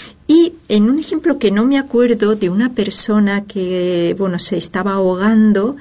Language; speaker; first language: Spanish; native; Spanish